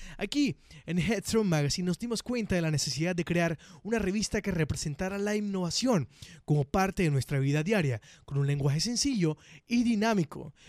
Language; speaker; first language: Spanish; native; Spanish